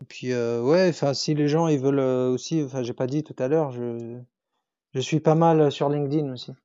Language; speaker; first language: French; non-native, local second language; Arabic